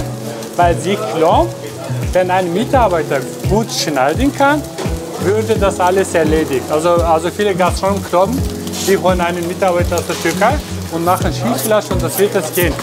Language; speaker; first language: German; non-native, fluent; Turkish